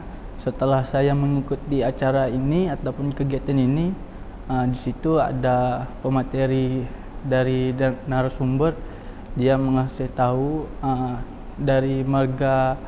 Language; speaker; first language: Indonesian; non-native, fluent; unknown